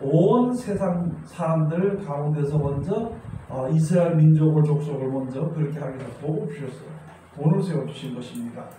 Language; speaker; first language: Korean; native; Korean